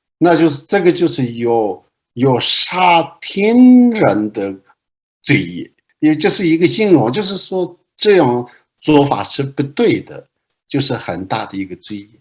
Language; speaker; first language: Chinese; non-native, local second language; Tibetan